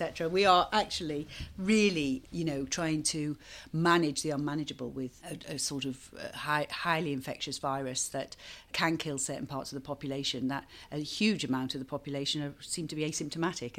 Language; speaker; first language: English; native; English